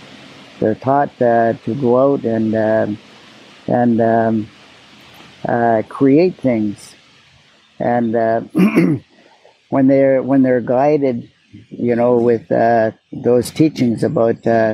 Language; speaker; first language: English; native; English